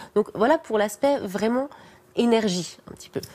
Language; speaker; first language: French; native; French